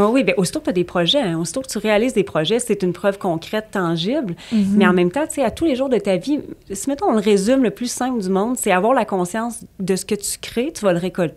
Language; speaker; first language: French; native; French